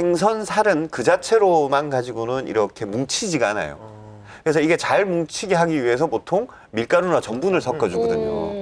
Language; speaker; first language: Korean; native; Korean